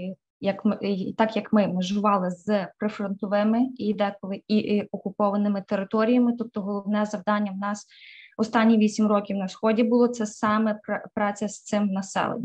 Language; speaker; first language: Ukrainian; native; Ukrainian